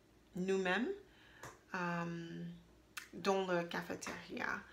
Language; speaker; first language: French; non-native, learner; English